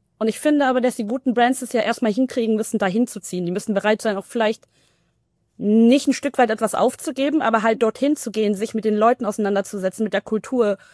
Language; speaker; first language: German; early bilingual, other home language; Tamil